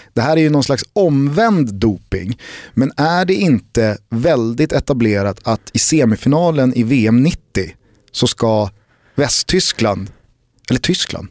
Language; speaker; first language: Swedish; native; Swedish